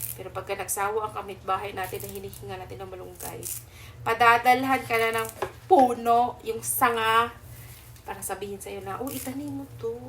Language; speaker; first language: Filipino; non-native, local second language; Cebuano